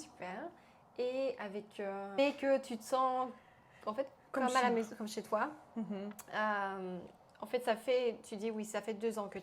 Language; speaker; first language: French; non-native, fluent; Bulgarian